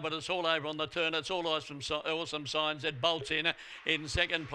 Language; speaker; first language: English; native; English